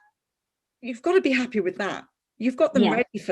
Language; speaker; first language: English; native; English